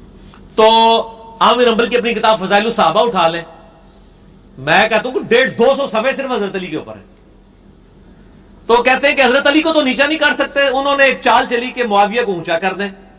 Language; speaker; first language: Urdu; non-native, local second language; Punjabi